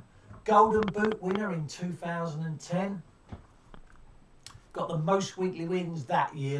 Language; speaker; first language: English; native; English